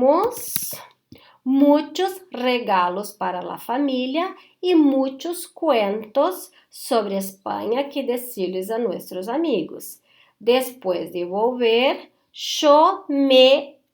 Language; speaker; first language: Spanish; non-native, fluent; Portuguese